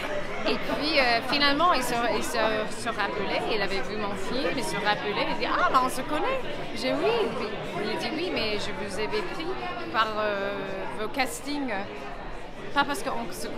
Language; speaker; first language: French; non-native, fluent; English